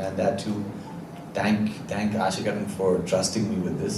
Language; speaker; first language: Malayalam; native; Malayalam